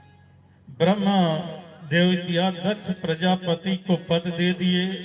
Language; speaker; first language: Hindi; native; Hindi